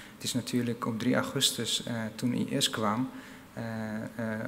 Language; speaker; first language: Dutch; non-native, fluent; Arabic